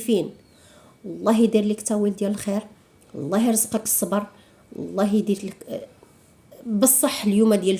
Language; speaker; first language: Arabic; native; Arabic